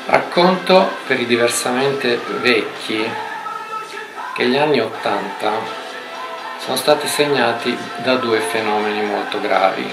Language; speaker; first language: Italian; native; Italian